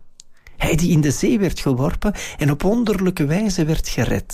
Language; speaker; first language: Dutch; native; Dutch